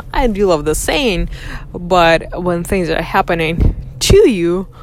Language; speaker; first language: English; non-native, fluent; Russian